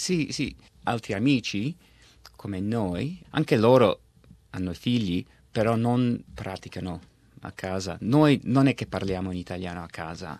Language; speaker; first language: Italian; early bilingual, heritage; Italian